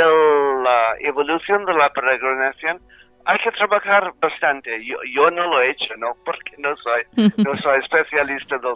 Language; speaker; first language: Spanish; non-native, fluent; English